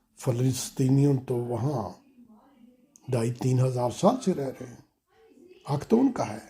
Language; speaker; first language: Urdu; native; Urdu